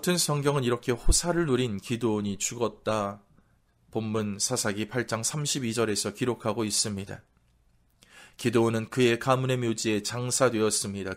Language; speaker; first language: Korean; native; Korean